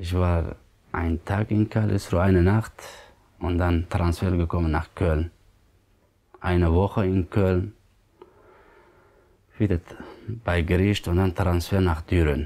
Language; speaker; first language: German; non-native, learner; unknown